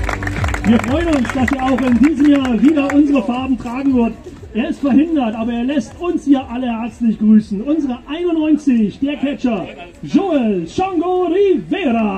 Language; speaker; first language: German; native; German